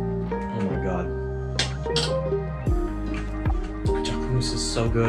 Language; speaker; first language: English; native; English